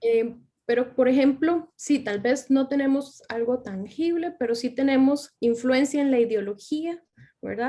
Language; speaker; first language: Spanish; native; Spanish